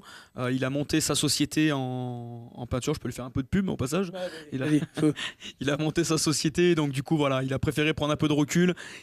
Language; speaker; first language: French; native; French